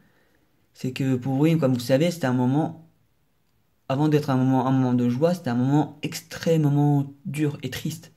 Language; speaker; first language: French; native; French